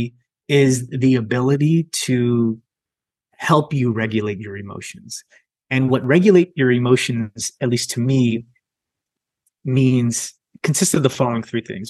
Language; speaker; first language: English; native; English